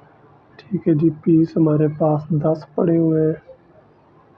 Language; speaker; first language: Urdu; non-native, local second language; Punjabi